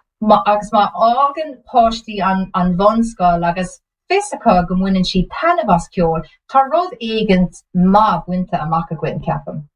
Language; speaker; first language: Irish; non-native, local second language; English